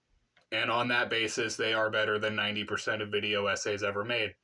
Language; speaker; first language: English; native; English